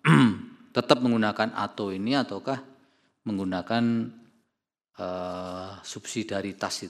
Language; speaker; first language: Indonesian; native; Indonesian